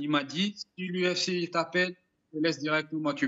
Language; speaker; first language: French; non-native, fluent; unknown